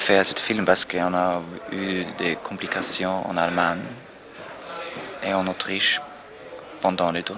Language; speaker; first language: French; non-native, fluent; German